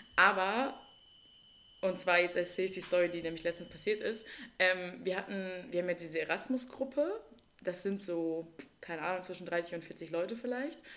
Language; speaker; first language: German; native; German